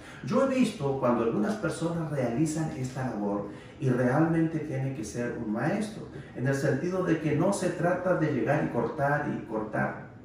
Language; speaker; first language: Spanish; native; Spanish